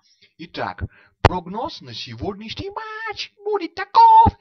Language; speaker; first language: Russian; non-native, fluent; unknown